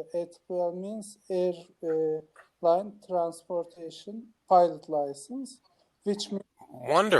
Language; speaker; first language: English; non-native, learner; Turkish